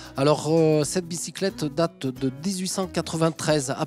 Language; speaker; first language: French; native; French